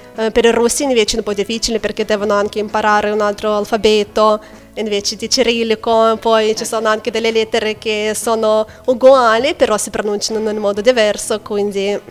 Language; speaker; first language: Italian; non-native, learner; Lithuanian